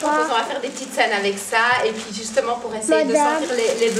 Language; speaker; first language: French; native; French